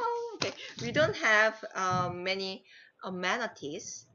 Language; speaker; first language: English; non-native, learner; Korean